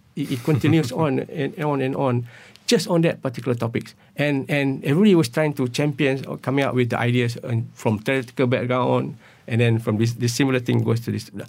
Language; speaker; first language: English; non-native, local second language; Malay